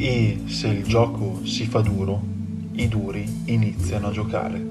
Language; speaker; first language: Italian; native; Italian